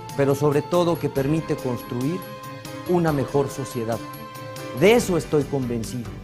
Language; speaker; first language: Spanish; native; Spanish